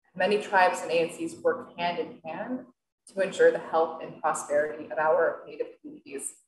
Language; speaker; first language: English; native; English